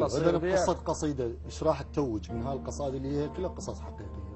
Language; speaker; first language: Arabic; native; Arabic